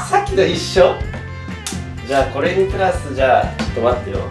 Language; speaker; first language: Japanese; native; Japanese